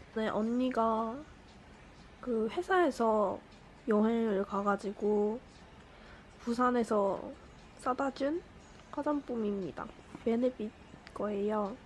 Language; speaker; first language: Korean; non-native, fluent; Japanese